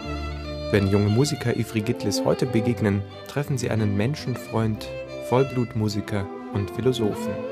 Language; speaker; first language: German; native; German